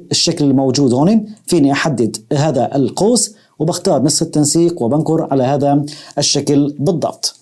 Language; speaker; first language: Arabic; native; Arabic